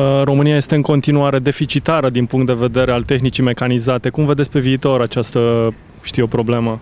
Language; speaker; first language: Romanian; native; Romanian